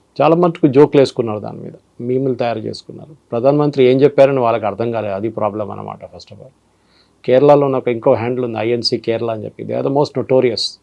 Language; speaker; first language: Telugu; non-native, fluent; Malayalam